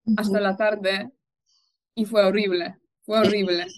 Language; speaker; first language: Spanish; non-native, fluent; Polish